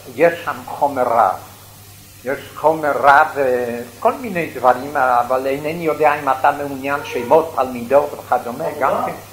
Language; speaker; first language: Hebrew; non-native, fluent; Yiddish